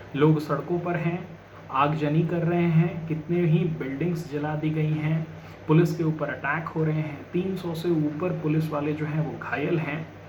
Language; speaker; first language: Hindi; native; Hindi